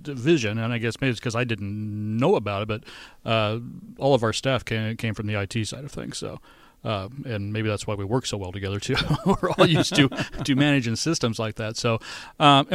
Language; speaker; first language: English; native; English